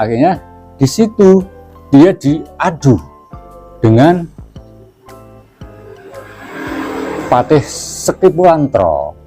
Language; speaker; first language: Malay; non-native, local second language; Javanese